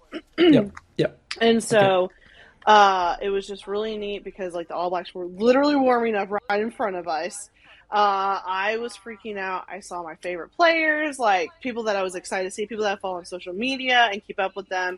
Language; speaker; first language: English; native; English